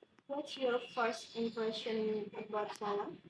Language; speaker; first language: English; non-native, learner; Indonesian